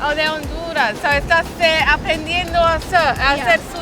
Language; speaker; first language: Spanish; non-native, fluent; English